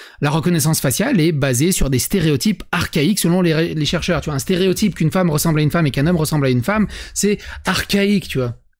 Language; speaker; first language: French; native; French